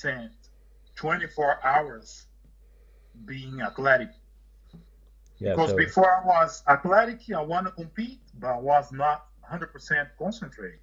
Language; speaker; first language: English; non-native, learner; Portuguese